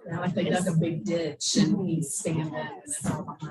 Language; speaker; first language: English; native; English